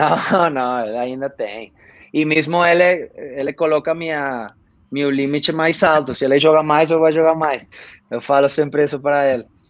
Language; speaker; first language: Portuguese; non-native, fluent; Spanish